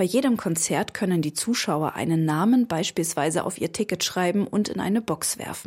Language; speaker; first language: German; native; German